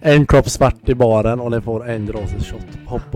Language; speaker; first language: Swedish; native; Swedish